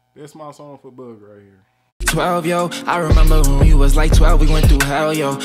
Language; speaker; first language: English; native; English